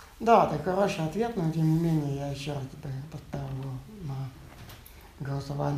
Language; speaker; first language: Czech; non-native, learner; Russian